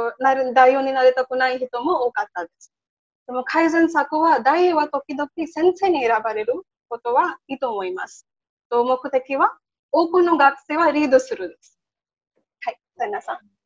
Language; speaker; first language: Japanese; non-native, learner; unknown